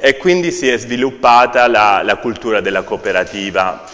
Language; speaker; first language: Italian; native; Italian